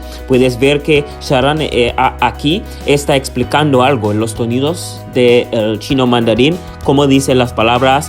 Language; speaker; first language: Spanish; non-native, learner; English